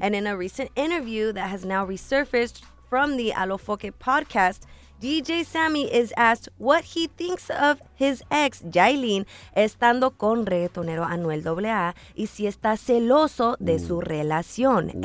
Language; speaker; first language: English; early bilingual, other home language; Spanish